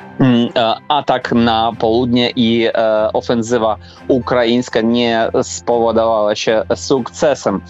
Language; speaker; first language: Polish; non-native, fluent; Ukrainian